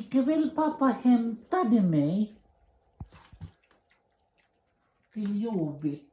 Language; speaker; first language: Swedish; non-native, learner; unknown